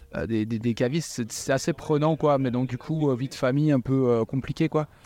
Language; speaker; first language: French; native; French